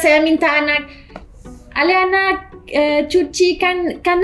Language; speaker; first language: Indonesian; non-native, learner; French